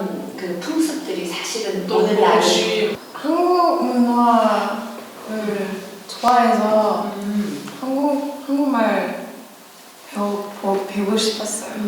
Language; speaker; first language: Korean; non-native, learner; French